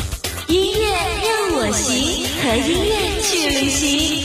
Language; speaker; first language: Chinese; native; Chinese